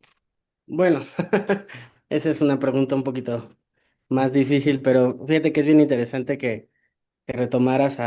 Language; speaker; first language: Spanish; native; Spanish